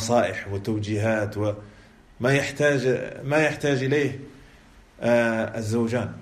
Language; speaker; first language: Arabic; non-native, fluent; French